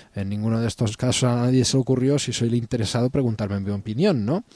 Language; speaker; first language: Spanish; non-native, local second language; Catalan